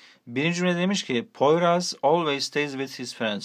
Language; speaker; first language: English; non-native, fluent; Turkish